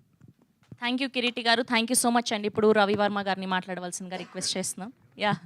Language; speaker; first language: Telugu; native; Telugu